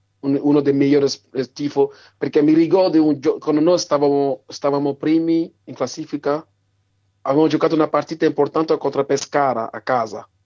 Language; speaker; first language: Italian; non-native, learner; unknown